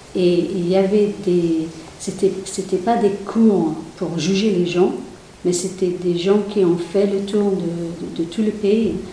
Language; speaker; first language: French; non-native, fluent; English